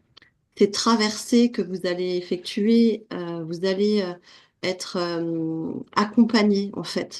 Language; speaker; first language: French; native; French